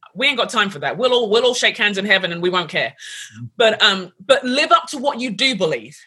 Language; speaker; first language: English; native; English